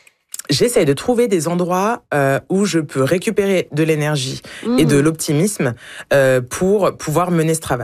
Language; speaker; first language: French; native; French